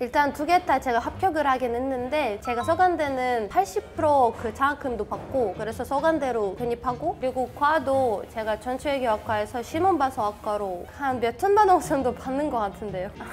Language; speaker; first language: Korean; non-native, fluent; Russian